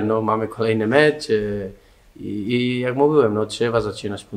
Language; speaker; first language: Polish; non-native, learner; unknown